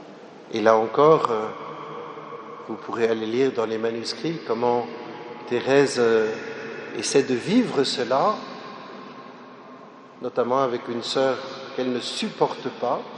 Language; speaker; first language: French; native; French